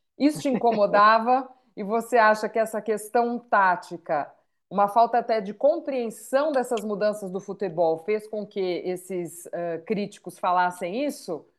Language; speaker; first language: Portuguese; native; Portuguese